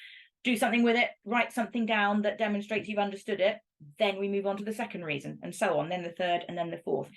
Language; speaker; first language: English; native; English